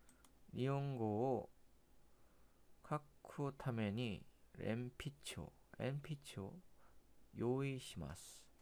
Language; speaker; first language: Japanese; non-native, learner; Korean